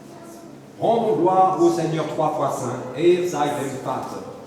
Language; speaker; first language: French; native; French